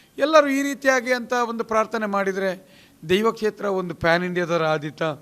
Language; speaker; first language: Kannada; non-native, local second language; Tulu